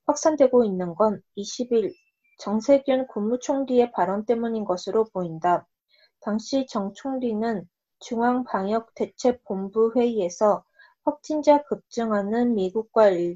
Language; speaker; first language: Korean; early bilingual, heritage; Korean